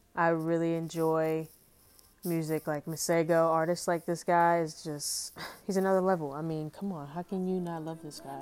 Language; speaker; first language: English; native; English